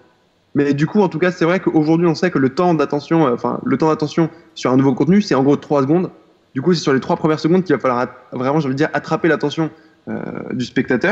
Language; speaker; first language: French; native; French